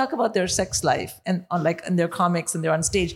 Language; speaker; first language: English; non-native, local second language; Hindi